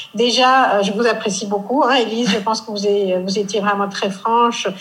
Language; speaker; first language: French; non-native, fluent; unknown